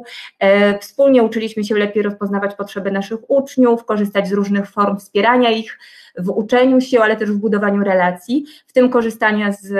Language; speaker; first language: Polish; native; Polish